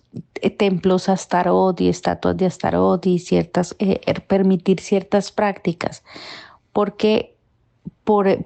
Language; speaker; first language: Spanish; native; Spanish